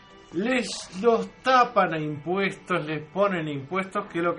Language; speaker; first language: Spanish; native; Spanish